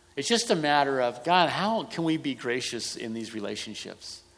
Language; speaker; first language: English; native; English